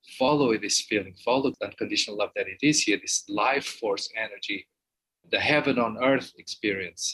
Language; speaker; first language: English; non-native, fluent; Portuguese